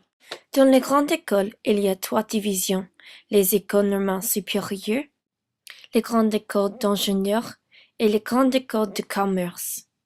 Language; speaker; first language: French; non-native, learner; English